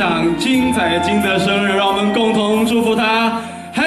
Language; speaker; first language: Chinese; native; Chinese